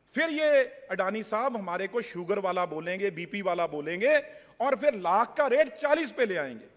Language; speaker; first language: Hindi; non-native, local second language; Punjabi